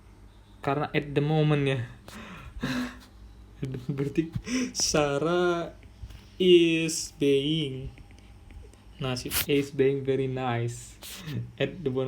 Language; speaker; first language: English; non-native, fluent; Indonesian